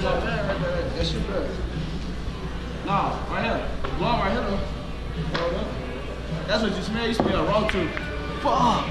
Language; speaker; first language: English; native; English